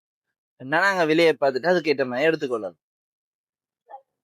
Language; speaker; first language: Tamil; native; Tamil